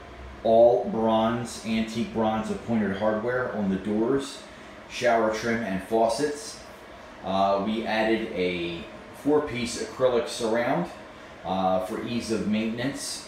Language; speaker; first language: English; native; English